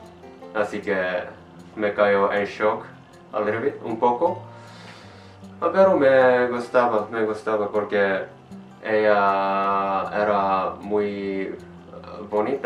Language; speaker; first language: Spanish; non-native, learner; Korean